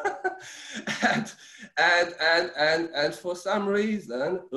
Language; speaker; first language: English; early bilingual, other home language; Hungarian